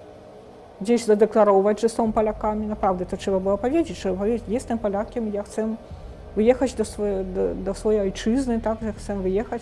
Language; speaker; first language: Polish; non-native, fluent; Russian